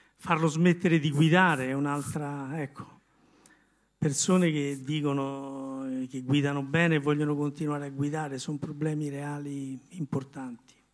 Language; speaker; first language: Italian; native; Italian